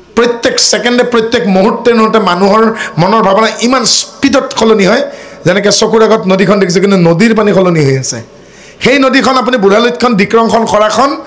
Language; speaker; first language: Assamese; non-native, local second language; Bodo